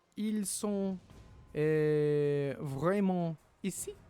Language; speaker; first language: French; non-native, learner; English